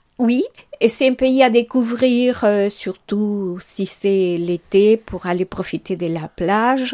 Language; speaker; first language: French; non-native, fluent; Spanish